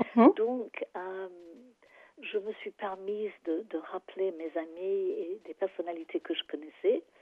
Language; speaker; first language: French; non-native, fluent; English